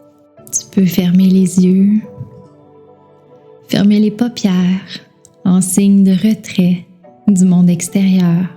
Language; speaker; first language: French; native; French